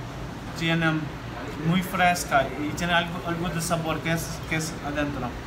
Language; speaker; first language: Spanish; non-native, fluent; Ukrainian